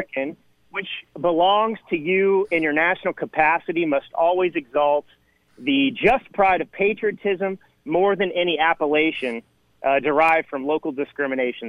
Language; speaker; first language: English; native; English